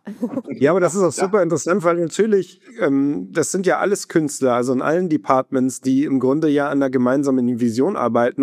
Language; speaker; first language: German; native; German